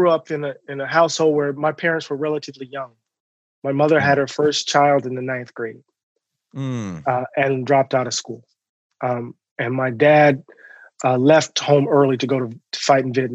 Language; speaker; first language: English; native; English